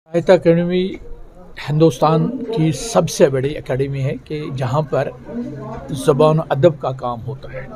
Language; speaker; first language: Urdu; non-native, local second language; Kashmiri